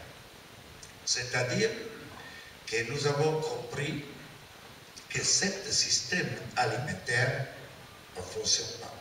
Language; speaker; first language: French; non-native, learner; Italian